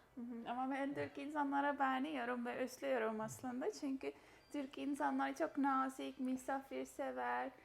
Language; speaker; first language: Turkish; non-native, fluent; Estonian